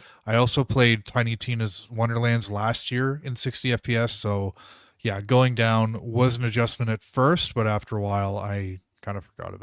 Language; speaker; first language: English; native; English